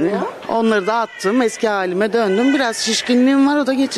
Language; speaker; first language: Turkish; native; Turkish